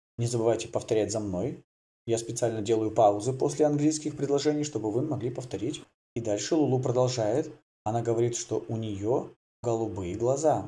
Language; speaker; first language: Russian; native; Russian